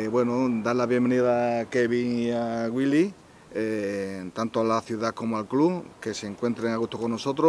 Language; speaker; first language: Spanish; native; Spanish